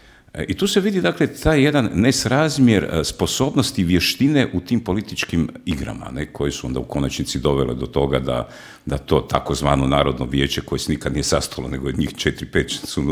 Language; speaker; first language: Croatian; native; Croatian